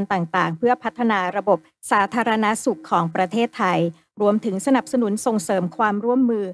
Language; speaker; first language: Thai; native; Thai